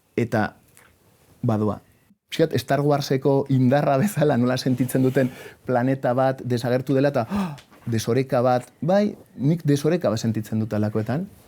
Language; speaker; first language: Basque; non-native, local second language; Spanish